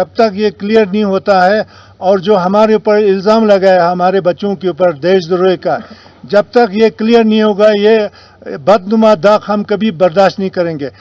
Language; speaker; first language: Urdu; non-native, local second language; Ladakhi